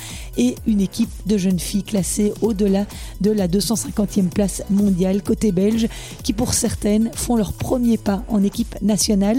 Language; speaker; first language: French; native; French